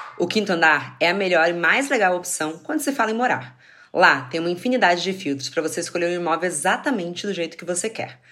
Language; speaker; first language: Portuguese; native; Portuguese